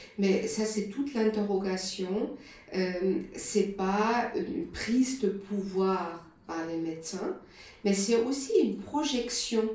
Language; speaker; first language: French; non-native, fluent; German